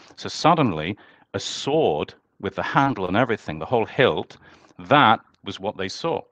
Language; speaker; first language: English; native; English